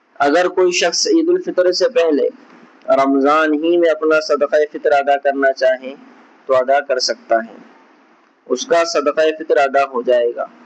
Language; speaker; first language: Urdu; native; Urdu